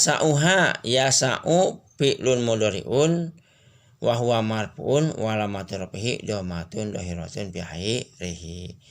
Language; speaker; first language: Arabic; non-native, fluent; Sundanese